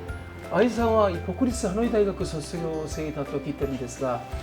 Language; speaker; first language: Japanese; non-native, fluent; Korean